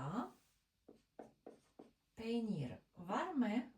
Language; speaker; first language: Turkish; non-native, learner; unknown